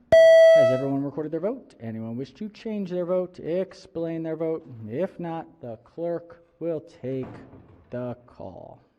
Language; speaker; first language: English; native; English